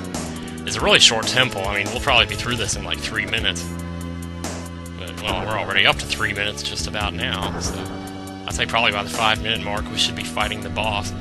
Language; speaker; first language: English; native; English